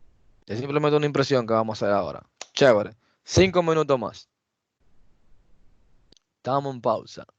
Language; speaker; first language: Spanish; native; Spanish